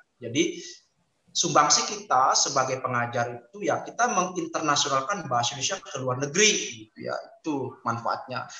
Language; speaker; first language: Indonesian; native; Indonesian